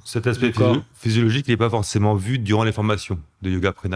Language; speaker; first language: French; native; French